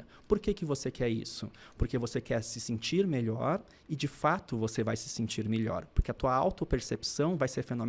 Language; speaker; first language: Portuguese; native; Portuguese